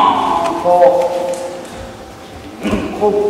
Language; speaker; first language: English; non-native, learner; Japanese